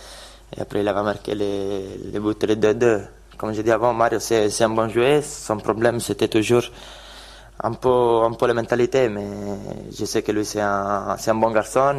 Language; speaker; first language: French; non-native, fluent; Italian